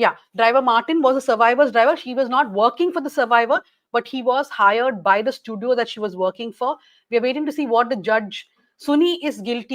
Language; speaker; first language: English; non-native, local second language; Malayalam